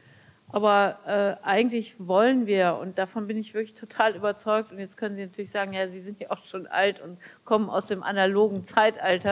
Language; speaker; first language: German; native; German